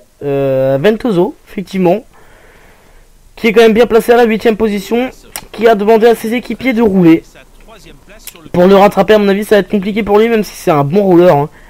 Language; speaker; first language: French; native; French